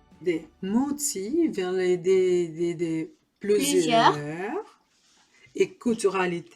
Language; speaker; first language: French; non-native, learner; Portuguese